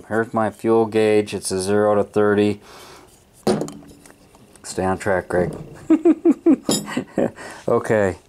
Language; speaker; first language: English; native; English